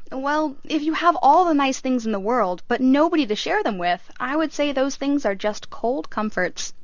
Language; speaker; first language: English; native; English